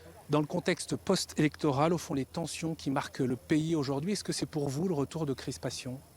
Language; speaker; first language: French; native; French